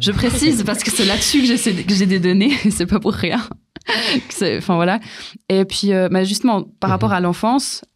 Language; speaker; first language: French; native; French